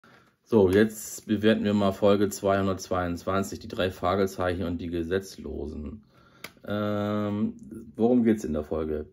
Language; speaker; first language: German; native; German